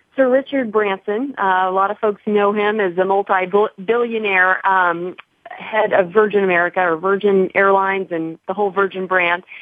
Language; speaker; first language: English; native; English